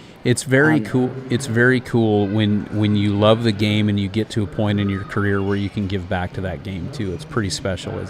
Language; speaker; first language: English; native; English